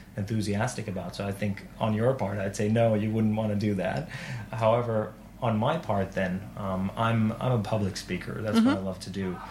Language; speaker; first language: English; non-native, fluent; Finnish